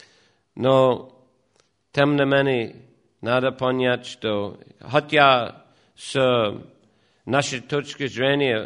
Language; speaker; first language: Russian; non-native, fluent; English